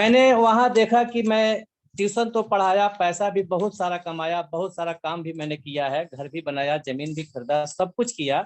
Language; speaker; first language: Hindi; native; Hindi